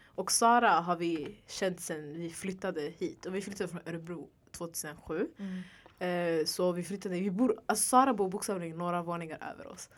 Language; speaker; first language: Swedish; early bilingual, other home language; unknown